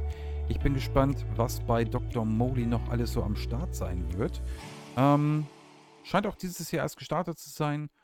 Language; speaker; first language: German; native; German